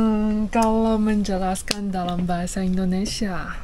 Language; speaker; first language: Indonesian; non-native, fluent; Chinese